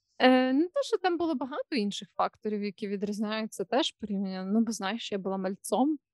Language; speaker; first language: Ukrainian; non-native, local second language; Russian